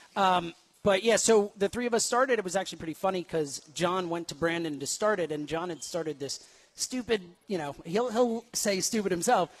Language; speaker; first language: English; native; English